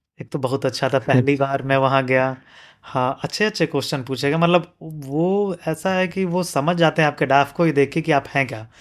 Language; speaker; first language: Hindi; native; Hindi